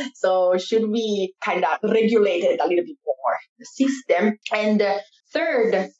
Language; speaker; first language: English; non-native, fluent; Italian